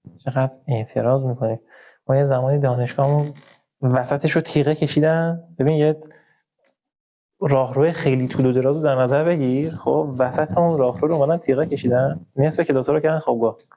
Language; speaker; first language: Persian; native; Persian